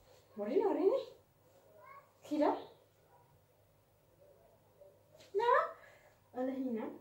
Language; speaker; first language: Arabic; non-native, learner; Oromo